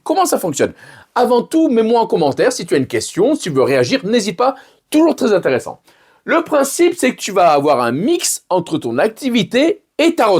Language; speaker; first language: French; native; French